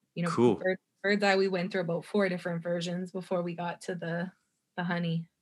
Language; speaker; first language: English; native; English